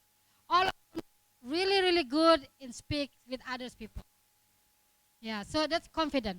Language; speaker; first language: English; non-native, learner; Indonesian